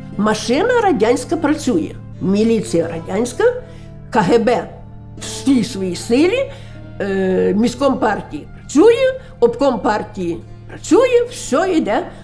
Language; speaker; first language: Ukrainian; native; Ukrainian